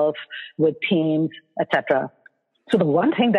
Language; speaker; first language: English; non-native, local second language; Bangla